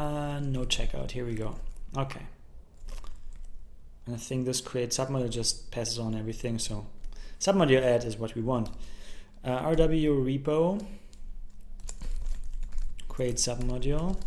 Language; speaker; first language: English; non-native, fluent; German